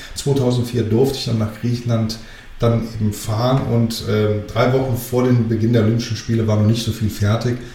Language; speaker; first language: German; early bilingual, other home language; Greek